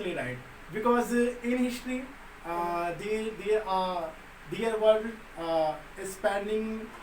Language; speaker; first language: English; non-native, local second language; Hindi